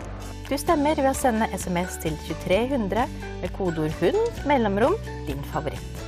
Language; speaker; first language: Norwegian; native; Norwegian